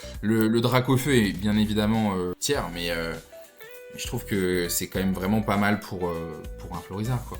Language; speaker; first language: French; native; French